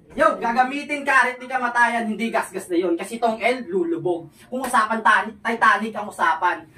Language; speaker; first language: Filipino; non-native, local second language; Hiligaynon